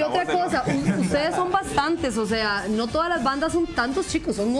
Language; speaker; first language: Spanish; native; Spanish